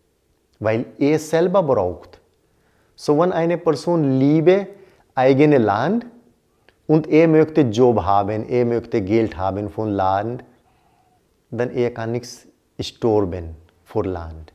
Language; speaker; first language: German; non-native, learner; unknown